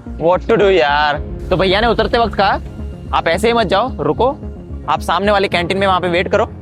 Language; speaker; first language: Hindi; non-native, local second language; Kannada